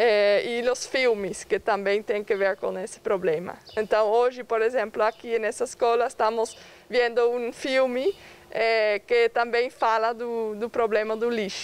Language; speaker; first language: Portuguese; non-native, fluent; Dutch